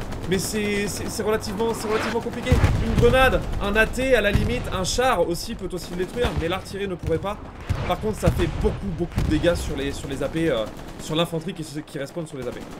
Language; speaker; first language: French; native; French